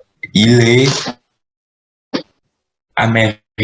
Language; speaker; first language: French; non-native, learner; Vietnamese